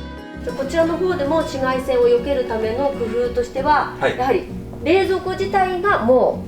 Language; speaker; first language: Japanese; native; Japanese